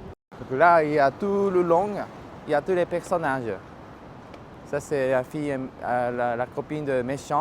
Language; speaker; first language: French; non-native, fluent; Japanese